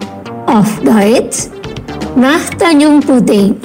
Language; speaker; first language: German; non-native, learner; Indonesian